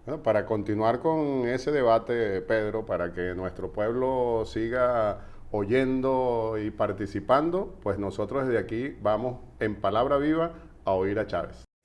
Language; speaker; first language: Spanish; native; Spanish